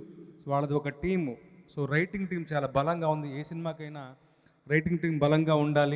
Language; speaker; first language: Telugu; native; Telugu